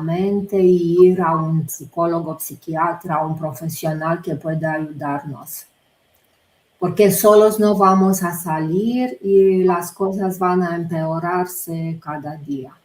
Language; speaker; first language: Spanish; non-native, fluent; Romanian